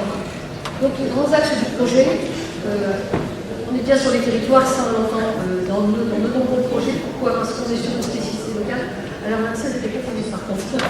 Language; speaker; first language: French; native; French